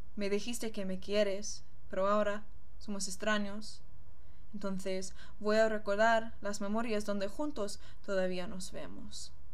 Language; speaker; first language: Spanish; non-native, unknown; English